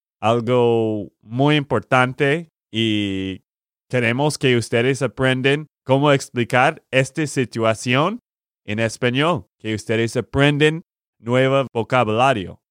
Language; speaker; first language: Spanish; non-native, learner; English